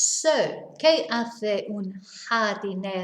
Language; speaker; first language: Spanish; non-native, fluent; English